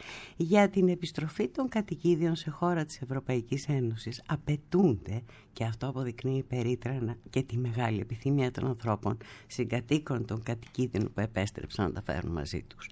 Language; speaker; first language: Greek; native; Greek